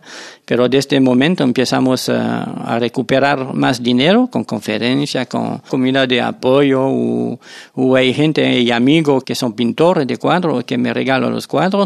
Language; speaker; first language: Spanish; non-native, fluent; French